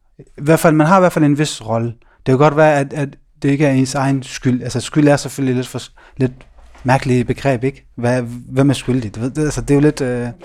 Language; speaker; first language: Danish; early bilingual, other home language; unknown